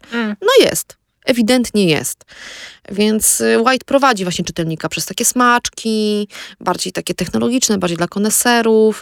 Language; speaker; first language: Polish; native; Polish